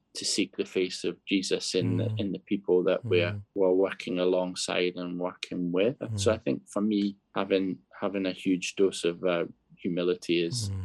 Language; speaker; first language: English; native; English